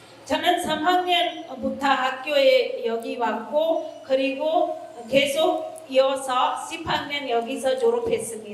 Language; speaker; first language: Korean; non-native, learner; Hindi